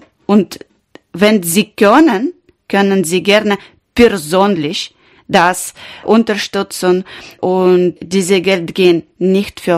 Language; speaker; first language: German; non-native, learner; Ukrainian